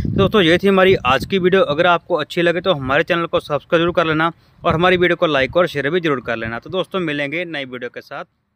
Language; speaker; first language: Hindi; non-native, local second language; Punjabi